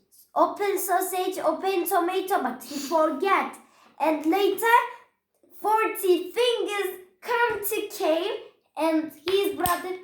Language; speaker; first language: English; non-native, learner; Turkish